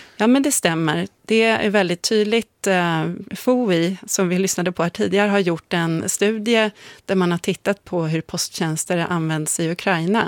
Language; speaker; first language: Swedish; native; Swedish